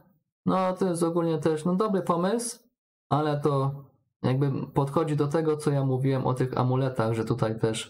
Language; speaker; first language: Polish; native; Polish